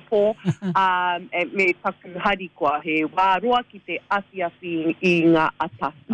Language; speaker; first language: Māori; non-native, local second language; English